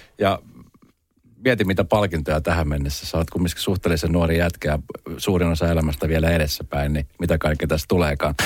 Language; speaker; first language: Finnish; native; Finnish